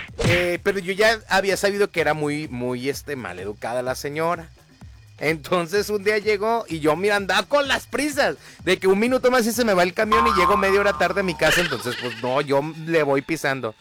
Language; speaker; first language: Spanish; native; Spanish